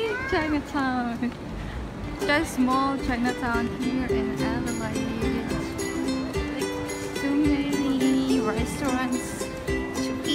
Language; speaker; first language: English; non-native, learner; Filipino